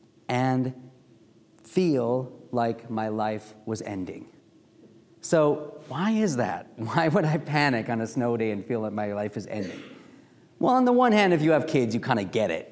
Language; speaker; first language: English; native; English